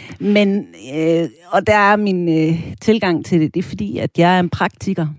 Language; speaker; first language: Danish; early bilingual, other home language; German